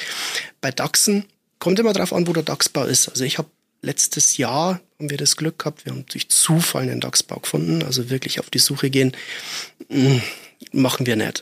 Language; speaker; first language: German; native; German